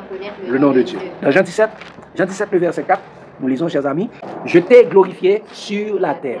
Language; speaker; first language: French; non-native, local second language; Haitian Creole